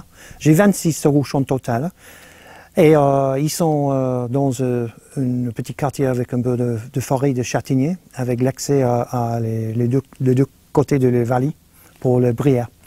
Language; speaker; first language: French; non-native, fluent; English